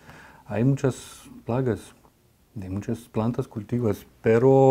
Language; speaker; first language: Spanish; non-native, fluent; Russian